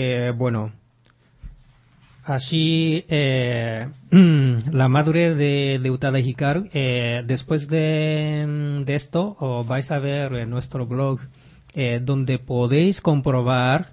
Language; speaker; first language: Spanish; non-native, fluent; Japanese